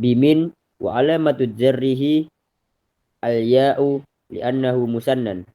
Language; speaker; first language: Arabic; non-native, learner; Indonesian